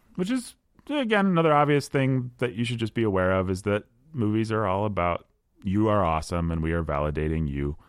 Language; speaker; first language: English; native; English